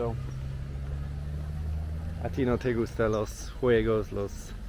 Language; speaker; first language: Spanish; non-native, learner; English